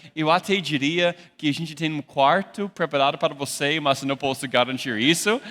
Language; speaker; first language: Portuguese; non-native, fluent; English